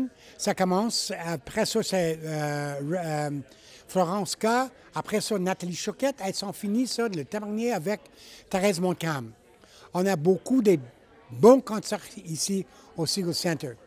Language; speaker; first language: French; non-native, learner; English